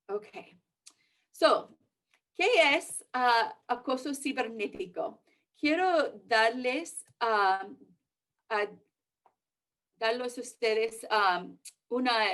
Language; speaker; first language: Spanish; early bilingual, heritage; English